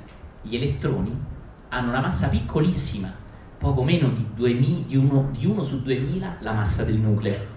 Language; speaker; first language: Italian; native; Italian